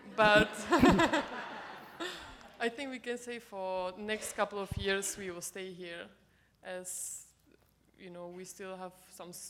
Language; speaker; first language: English; non-native, fluent; Czech